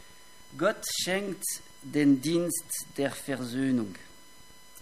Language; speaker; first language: German; non-native, fluent; French